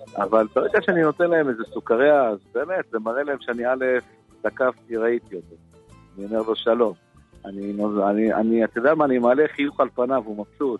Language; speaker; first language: Hebrew; native; Hebrew